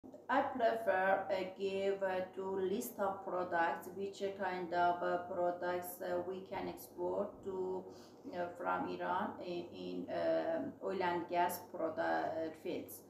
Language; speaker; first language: English; non-native, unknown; Persian